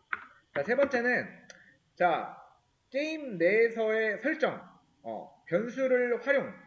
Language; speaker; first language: Korean; native; Korean